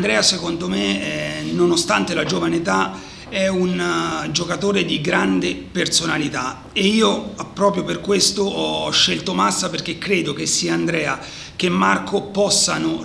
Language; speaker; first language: Italian; native; Italian